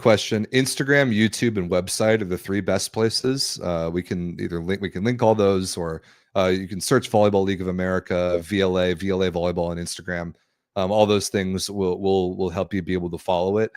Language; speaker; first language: English; native; English